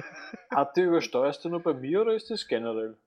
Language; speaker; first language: German; native; German